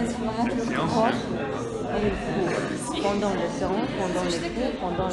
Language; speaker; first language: French; non-native, learner; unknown